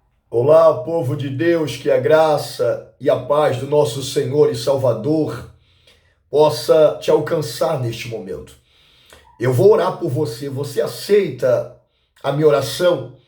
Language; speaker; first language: Portuguese; native; Portuguese